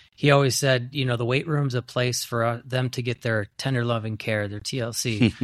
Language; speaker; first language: English; native; English